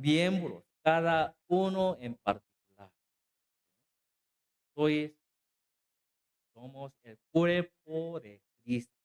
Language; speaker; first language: Spanish; non-native, learner; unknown